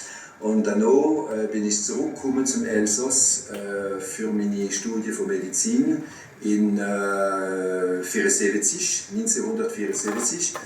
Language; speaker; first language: German; non-native, fluent; French